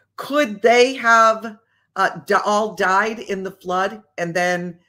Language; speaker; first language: English; native; English